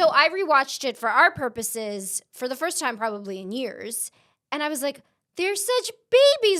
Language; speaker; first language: English; native; English